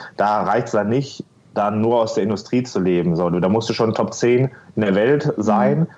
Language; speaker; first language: German; native; German